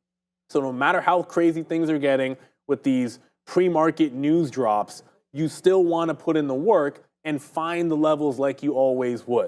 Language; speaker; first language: English; native; English